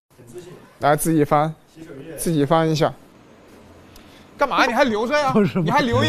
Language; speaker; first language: Chinese; native; Chinese